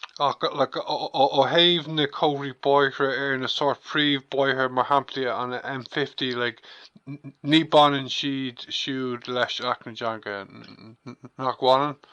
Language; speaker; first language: Irish; non-native, local second language; English